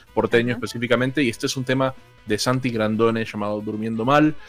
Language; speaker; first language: Spanish; native; Spanish